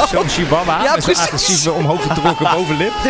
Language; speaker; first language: Dutch; native; Dutch